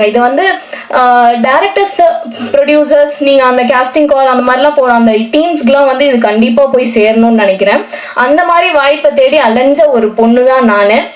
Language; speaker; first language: Tamil; native; Tamil